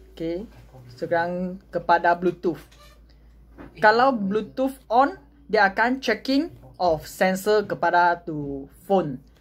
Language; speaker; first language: Malay; non-native, local second language; Chinese